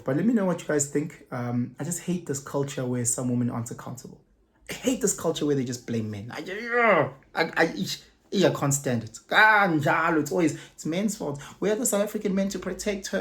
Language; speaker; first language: English; non-native, local second language; Zulu